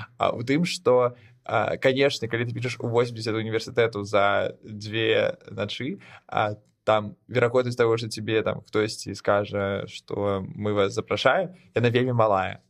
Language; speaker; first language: Belarusian; non-native, local second language; Russian